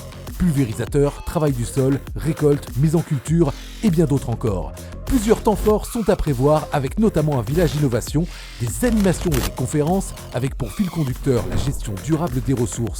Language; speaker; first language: French; native; French